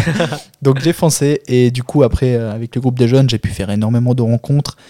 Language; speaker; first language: French; non-native, fluent; Albanian